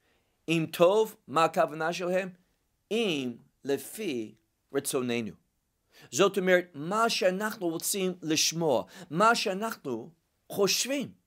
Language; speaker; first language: Hebrew; non-native, fluent; English